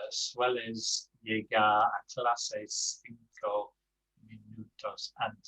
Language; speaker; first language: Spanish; non-native, learner; English